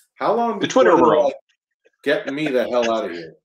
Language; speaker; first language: English; native; English